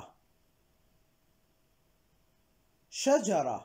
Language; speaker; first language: Arabic; non-native, local second language; Kurdish